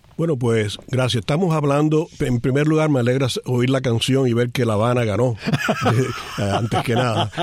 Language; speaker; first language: Spanish; native; Spanish